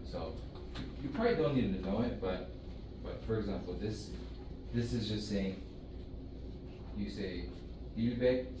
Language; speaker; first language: English; early bilingual, other home language; Korean